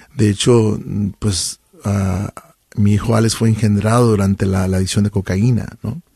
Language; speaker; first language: Spanish; native; Spanish